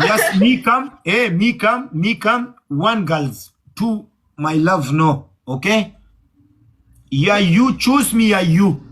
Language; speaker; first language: English; non-native, learner; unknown